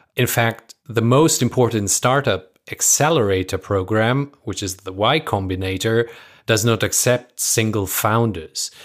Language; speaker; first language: English; non-native, fluent; Persian